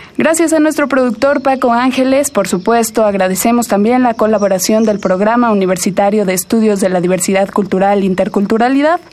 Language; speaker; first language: Spanish; native; Spanish